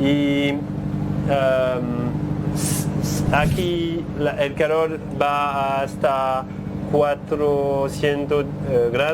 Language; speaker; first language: Spanish; non-native, learner; French